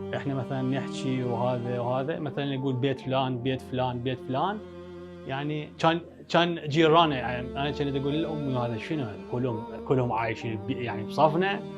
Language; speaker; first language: Arabic; early bilingual, heritage; Arabic